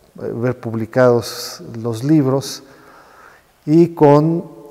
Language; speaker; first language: Spanish; native; Spanish